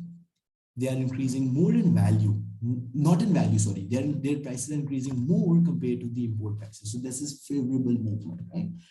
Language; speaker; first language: English; non-native, local second language; Urdu